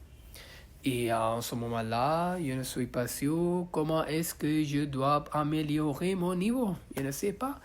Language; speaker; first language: French; non-native, learner; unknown